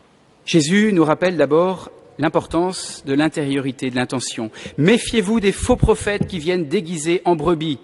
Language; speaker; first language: French; native; French